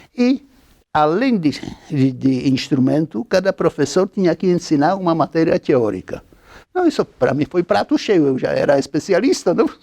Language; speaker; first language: Portuguese; non-native, fluent; Czech